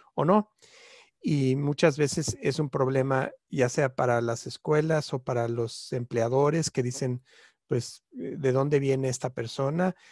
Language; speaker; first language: Spanish; native; Spanish